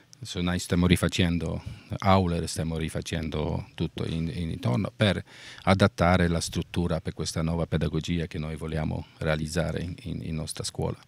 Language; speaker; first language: Italian; non-native, learner; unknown